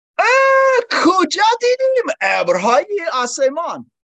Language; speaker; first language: Persian; non-native, learner; English